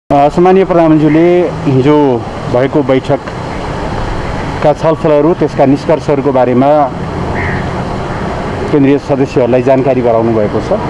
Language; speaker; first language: Nepali; native; Nepali